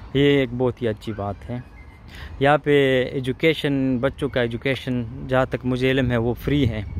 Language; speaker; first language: Urdu; native; Urdu